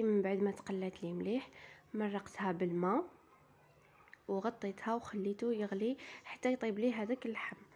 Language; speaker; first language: Arabic; native; Arabic